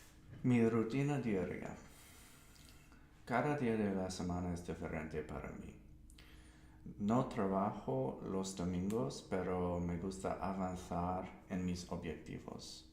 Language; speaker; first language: Spanish; non-native, learner; English